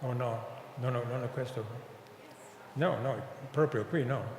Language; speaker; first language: Italian; non-native, fluent; English